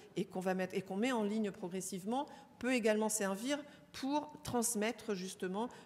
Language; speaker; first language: French; native; French